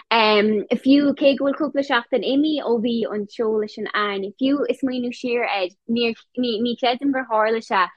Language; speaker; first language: Irish; native; Irish